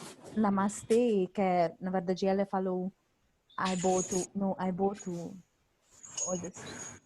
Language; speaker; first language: Portuguese; non-native, fluent; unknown